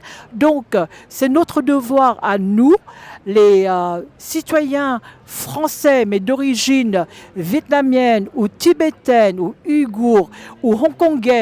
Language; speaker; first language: French; non-native, fluent; Vietnamese